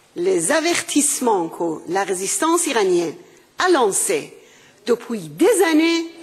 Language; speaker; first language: French; non-native, fluent; Persian